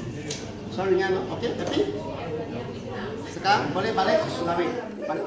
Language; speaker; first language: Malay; non-native, local second language; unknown